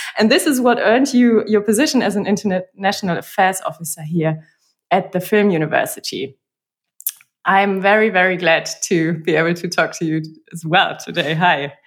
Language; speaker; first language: English; non-native, fluent; German